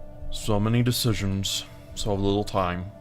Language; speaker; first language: English; native; English